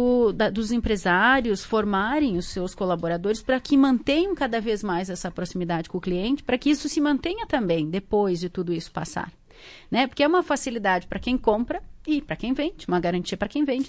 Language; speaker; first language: Portuguese; native; Portuguese